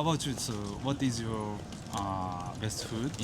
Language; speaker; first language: English; non-native, learner; Japanese